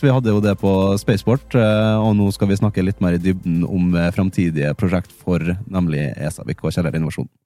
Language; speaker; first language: Norwegian; native; Norwegian